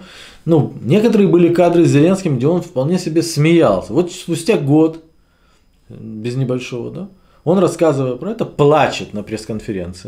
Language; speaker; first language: Russian; native; Russian